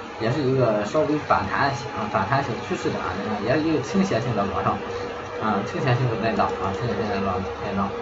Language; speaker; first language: Chinese; native; Chinese